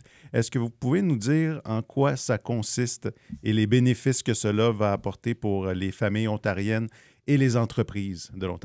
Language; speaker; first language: French; native; French